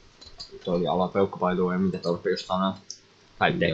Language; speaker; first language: Finnish; native; Finnish